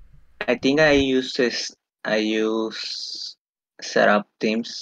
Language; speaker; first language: English; non-native, fluent; Spanish